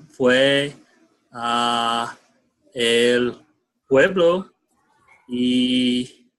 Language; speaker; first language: Spanish; non-native, learner; English